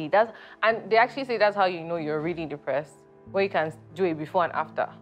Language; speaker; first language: English; non-native, local second language; Yoruba